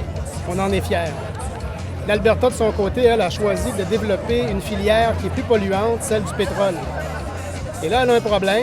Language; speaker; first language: French; native; French